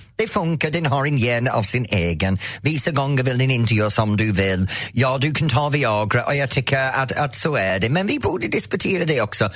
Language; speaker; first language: Swedish; non-native, fluent; English